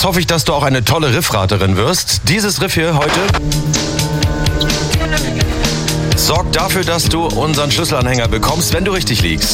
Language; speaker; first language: German; native; German